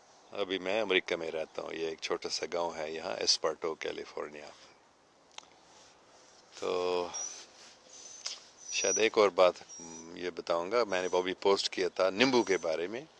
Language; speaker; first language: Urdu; non-native, fluent; English